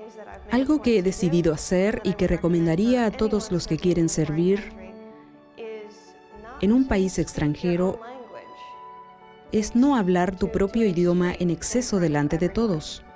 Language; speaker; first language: Spanish; non-native, fluent; English